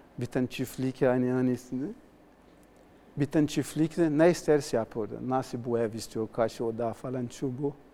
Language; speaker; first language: Turkish; non-native, learner; Portuguese